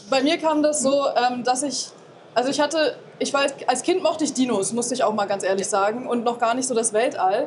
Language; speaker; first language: German; native; German